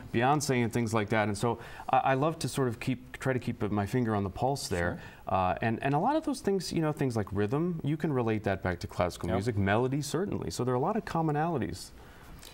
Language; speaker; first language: English; native; English